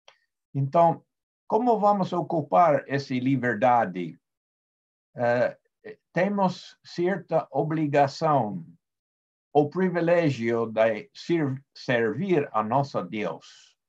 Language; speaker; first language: Portuguese; non-native, fluent; Spanish